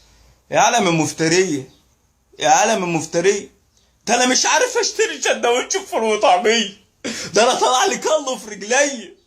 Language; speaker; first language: Arabic; native; Arabic